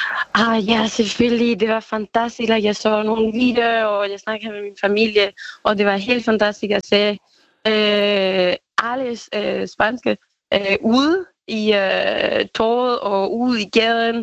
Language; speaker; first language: Danish; non-native, fluent; Spanish